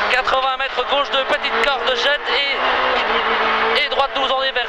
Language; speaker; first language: French; native; French